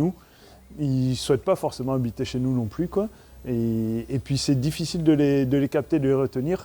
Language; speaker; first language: French; native; French